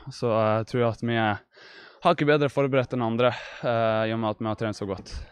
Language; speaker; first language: Norwegian; native; Norwegian